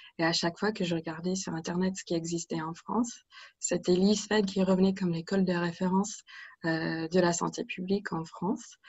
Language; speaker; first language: French; non-native, fluent; English